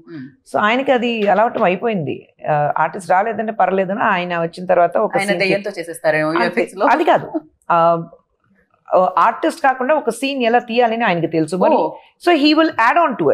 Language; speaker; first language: Telugu; non-native, fluent; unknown